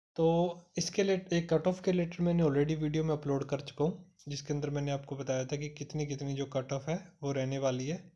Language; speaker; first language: Hindi; non-native, local second language; Punjabi